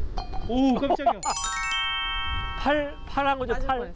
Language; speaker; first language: Korean; native; Korean